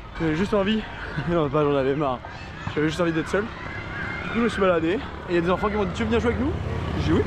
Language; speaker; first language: French; native; French